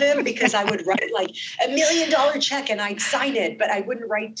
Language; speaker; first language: English; non-native, fluent; Arabic